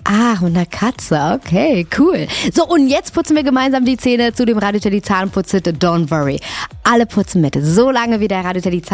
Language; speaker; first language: German; native; German